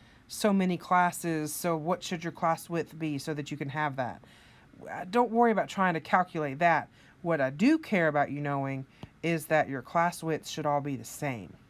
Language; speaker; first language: English; native; English